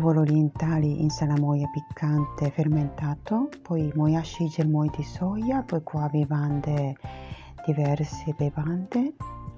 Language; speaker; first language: Italian; non-native, learner; Japanese